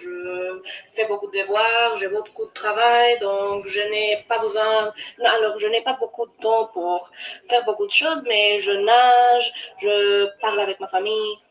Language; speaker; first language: French; non-native, learner; English